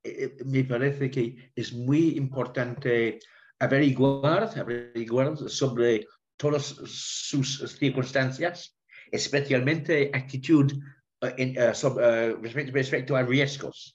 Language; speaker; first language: Spanish; non-native, learner; English